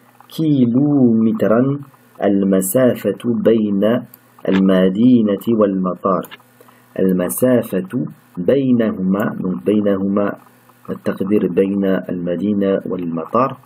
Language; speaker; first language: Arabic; non-native, fluent; French